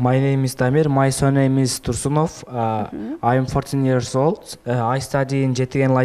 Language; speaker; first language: English; non-native, learner; Kyrgyz